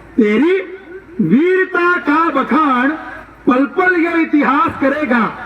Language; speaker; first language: Hindi; non-native, local second language; Marathi